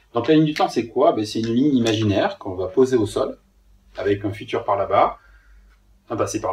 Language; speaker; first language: French; native; French